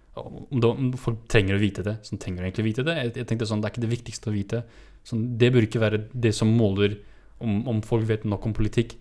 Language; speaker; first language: Norwegian; early bilingual, other home language; Kurdish